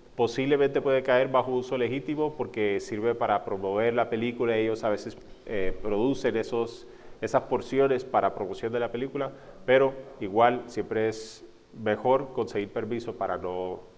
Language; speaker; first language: Spanish; non-native, fluent; English